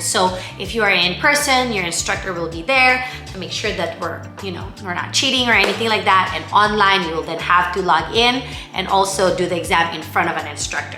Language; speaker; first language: English; non-native, local second language; Filipino